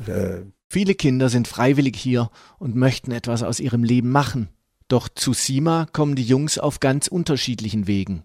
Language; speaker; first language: German; native; German